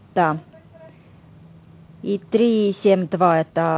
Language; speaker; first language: Russian; non-native, learner; Estonian